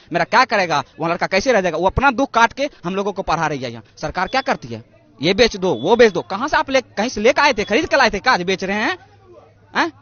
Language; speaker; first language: Hindi; native; Hindi